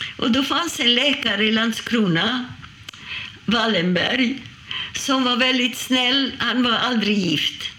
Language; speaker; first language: Swedish; non-native, fluent; Hungarian